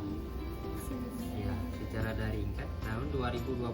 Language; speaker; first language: Indonesian; non-native, local second language; Achinese